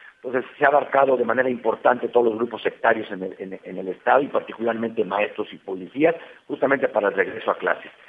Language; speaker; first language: Spanish; native; Spanish